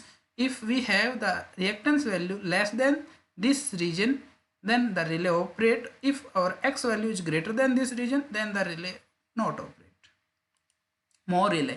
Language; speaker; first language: English; non-native, local second language; Hindi